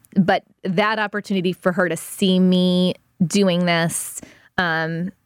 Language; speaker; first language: English; native; English